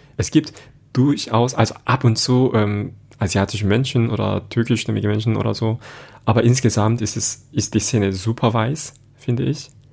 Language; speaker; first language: German; non-native, fluent; Korean